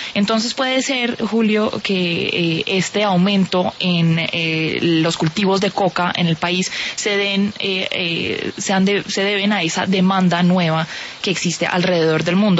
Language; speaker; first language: Spanish; native; Spanish